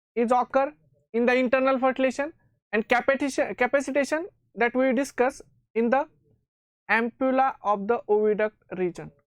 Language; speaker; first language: English; non-native, local second language; Marathi